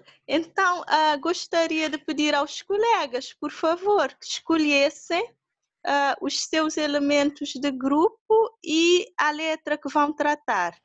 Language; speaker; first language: Portuguese; non-native, local second language; Kabuverdianu